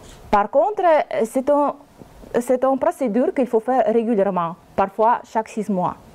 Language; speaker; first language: French; non-native, fluent; Russian